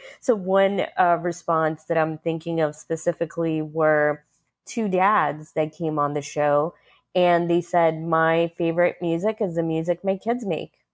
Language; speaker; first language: English; early bilingual, other home language; Russian